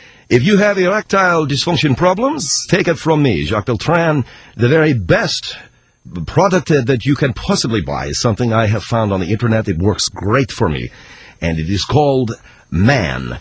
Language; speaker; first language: English; native; English